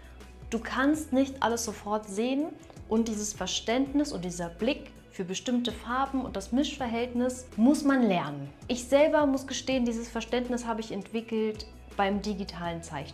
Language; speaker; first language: German; native; German